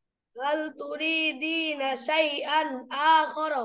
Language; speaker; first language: Arabic; non-native, learner; Bangla